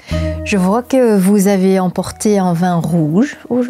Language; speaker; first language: French; non-native, local second language; Dutch